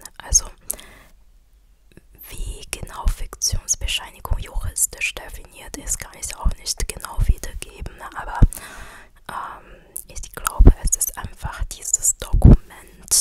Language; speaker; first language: German; non-native, fluent; Chinese